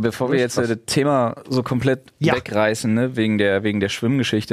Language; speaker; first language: German; native; German